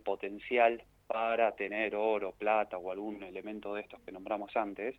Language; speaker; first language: Spanish; native; Spanish